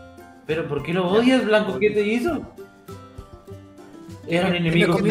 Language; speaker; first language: Spanish; native; Spanish